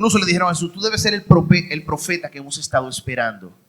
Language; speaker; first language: Spanish; native; Spanish